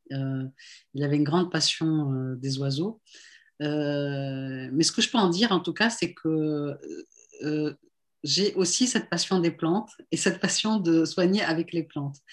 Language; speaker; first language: French; non-native, local second language; Arabic